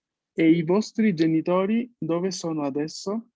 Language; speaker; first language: Italian; non-native, fluent; Spanish